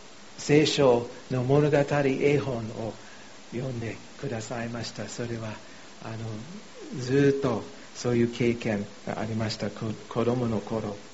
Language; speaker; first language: Japanese; non-native, fluent; English